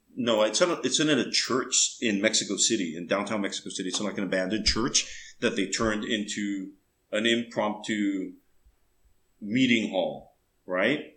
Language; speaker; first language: English; early bilingual, other home language; Spanish